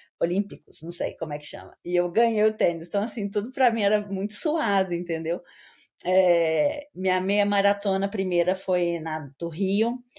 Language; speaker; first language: Portuguese; native; Portuguese